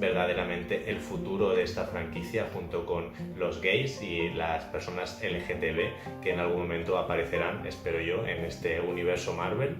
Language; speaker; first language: Spanish; native; Spanish